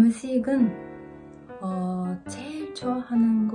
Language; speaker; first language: Korean; non-native, learner; Japanese